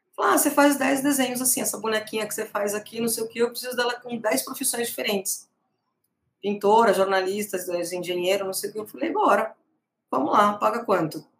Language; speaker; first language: Portuguese; early bilingual, other home language; Spanish